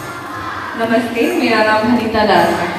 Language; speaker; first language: Hindi; non-native, local second language; Bangla